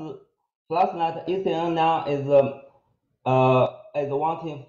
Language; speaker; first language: English; non-native, fluent; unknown